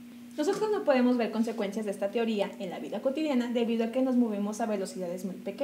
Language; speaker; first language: Spanish; native; Spanish